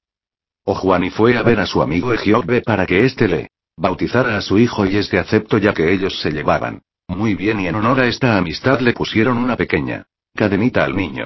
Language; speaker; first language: Spanish; native; Spanish